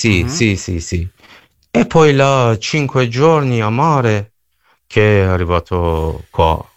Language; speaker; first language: Italian; non-native, learner; Persian